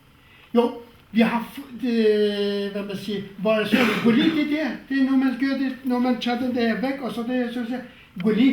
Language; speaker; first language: Danish; non-native, fluent; Kurdish